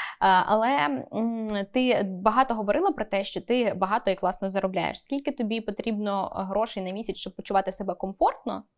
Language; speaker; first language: Ukrainian; native; Ukrainian